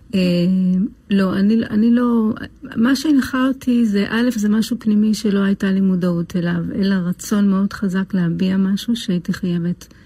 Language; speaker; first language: Hebrew; native; Hebrew